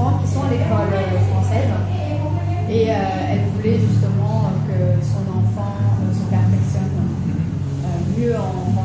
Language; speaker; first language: French; early bilingual, other home language; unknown